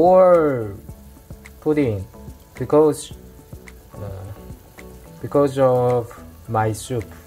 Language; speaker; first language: English; non-native, learner; Korean